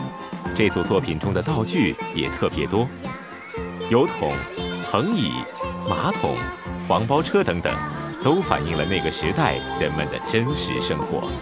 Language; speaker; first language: Chinese; native; Chinese